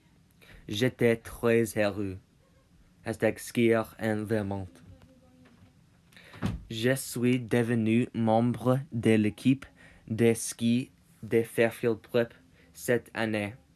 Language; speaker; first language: French; non-native, learner; English